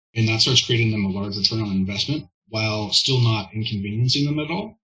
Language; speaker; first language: English; native; English